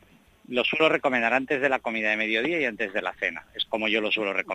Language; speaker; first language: Spanish; native; Spanish